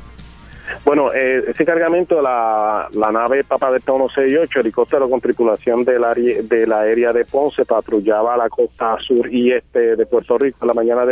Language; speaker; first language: Spanish; native; Spanish